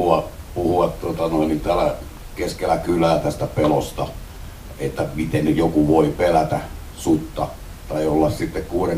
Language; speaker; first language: Finnish; native; Finnish